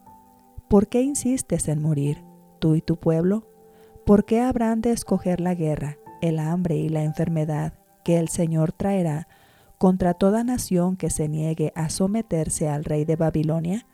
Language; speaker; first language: Spanish; native; Spanish